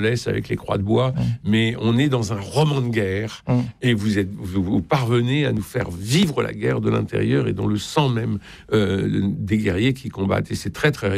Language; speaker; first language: French; native; French